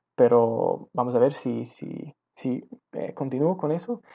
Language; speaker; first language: Spanish; non-native, fluent; English